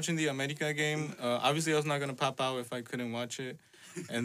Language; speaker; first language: English; non-native, fluent; Spanish